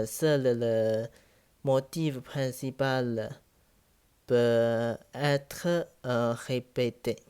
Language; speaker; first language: French; non-native, learner; Chinese